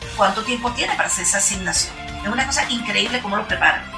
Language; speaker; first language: Spanish; native; Spanish